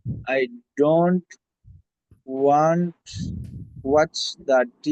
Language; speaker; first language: English; non-native, learner; Bangla